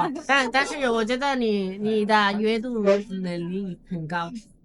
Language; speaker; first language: Chinese; non-native, learner; Spanish